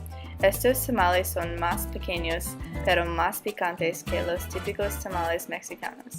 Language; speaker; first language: Spanish; non-native, learner; English